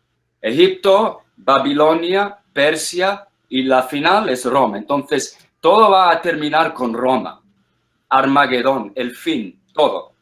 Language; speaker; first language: Spanish; non-native, fluent; English